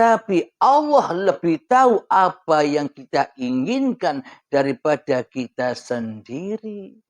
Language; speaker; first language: Indonesian; non-native, local second language; Javanese